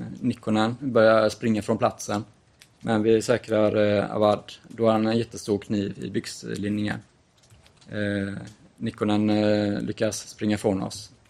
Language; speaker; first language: Swedish; native; Swedish